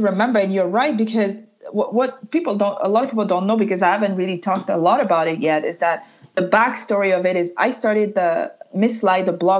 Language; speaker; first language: English; non-native, fluent; French